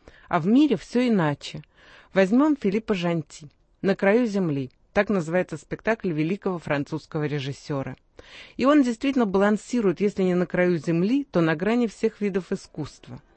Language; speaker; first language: Russian; native; Russian